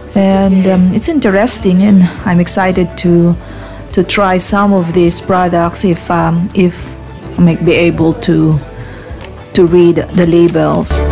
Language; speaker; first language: English; non-native, local second language; Filipino